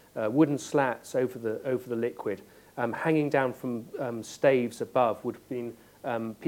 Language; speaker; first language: English; native; English